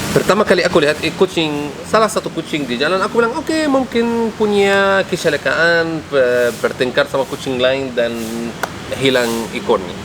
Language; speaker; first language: Indonesian; non-native, fluent; Arabic